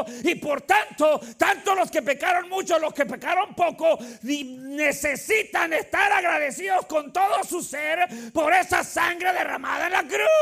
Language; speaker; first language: Spanish; native; Spanish